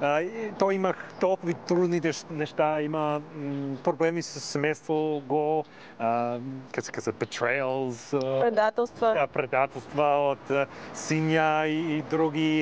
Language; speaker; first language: Bulgarian; non-native, learner; English